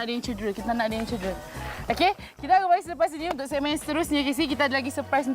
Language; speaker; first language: Malay; native; Malay